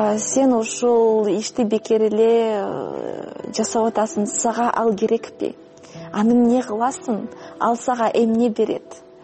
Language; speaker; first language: Kyrgyz; non-native, fluent; Russian